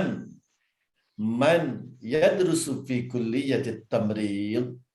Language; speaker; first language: Arabic; non-native, fluent; Indonesian